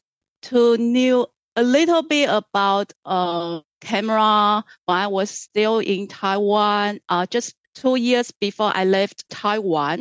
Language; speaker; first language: English; non-native, fluent; Chinese